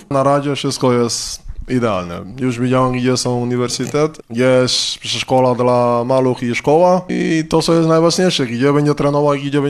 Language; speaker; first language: Polish; non-native, learner; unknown